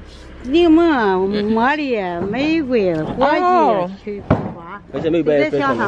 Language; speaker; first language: Chinese; native; Chinese